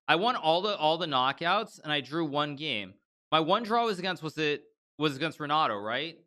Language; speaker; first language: English; native; English